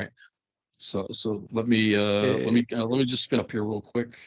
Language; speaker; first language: English; native; English